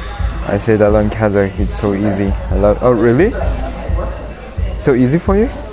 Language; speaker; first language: English; non-native, learner; Russian